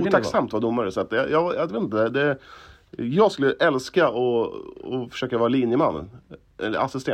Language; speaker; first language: Swedish; native; Swedish